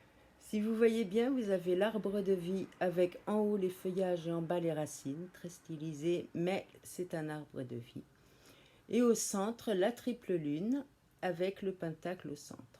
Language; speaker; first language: French; native; French